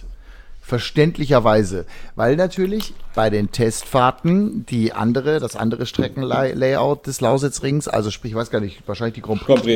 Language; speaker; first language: German; native; German